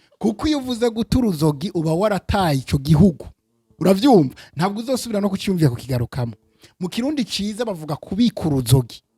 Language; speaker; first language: Rundi; early bilingual, heritage; Rundi